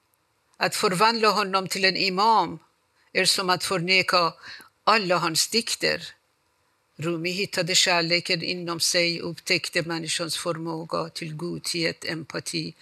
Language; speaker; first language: Swedish; non-native, fluent; Persian